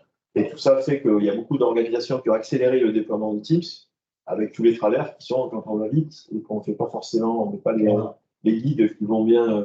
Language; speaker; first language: French; native; French